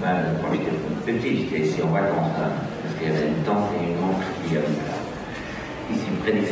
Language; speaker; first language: French; non-native, learner; Dutch